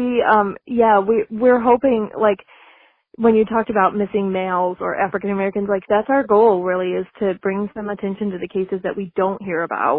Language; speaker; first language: English; native; English